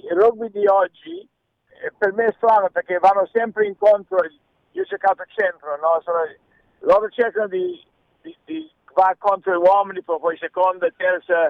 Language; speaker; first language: Italian; early bilingual, heritage; English